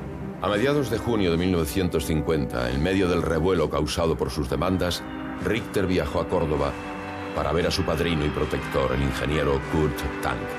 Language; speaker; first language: Spanish; native; Spanish